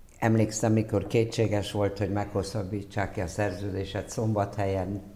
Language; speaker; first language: Hungarian; native; Hungarian